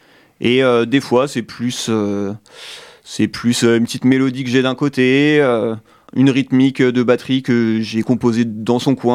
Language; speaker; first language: French; native; French